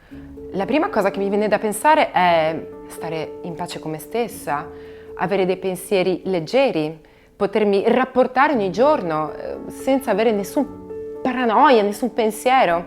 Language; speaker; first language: Italian; native; Italian